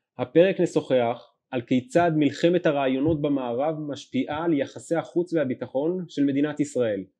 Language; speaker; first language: Hebrew; native; Hebrew